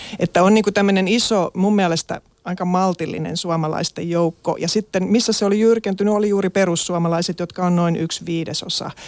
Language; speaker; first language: Finnish; native; Finnish